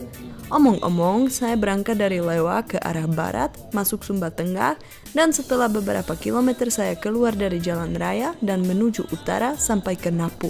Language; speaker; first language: Indonesian; non-native, fluent; Czech